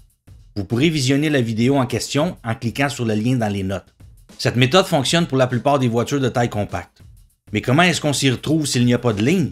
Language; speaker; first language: French; native; French